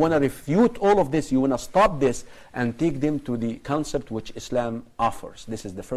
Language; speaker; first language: English; non-native, fluent; Arabic